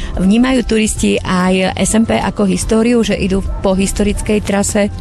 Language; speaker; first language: Slovak; native; Slovak